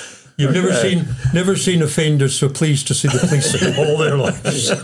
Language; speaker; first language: English; native; English